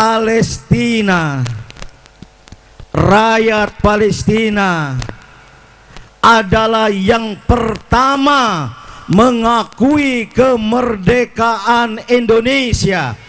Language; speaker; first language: Indonesian; native; Indonesian